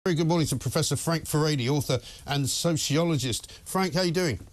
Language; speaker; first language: English; native; English